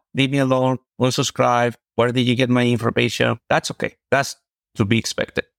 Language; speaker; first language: English; non-native, fluent; Spanish